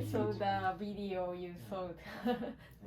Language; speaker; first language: English; non-native, learner; Japanese